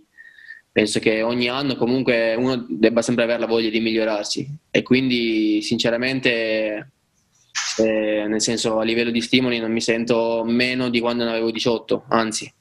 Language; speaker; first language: Italian; native; Italian